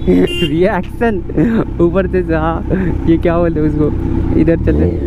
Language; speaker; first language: Hindi; native; Hindi